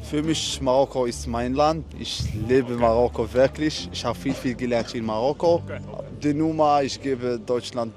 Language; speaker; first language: German; non-native, learner; Arabic